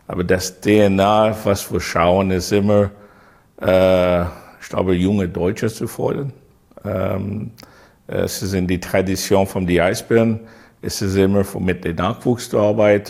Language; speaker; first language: German; non-native, learner; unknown